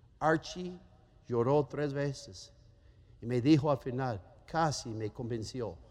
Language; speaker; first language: Spanish; non-native, fluent; German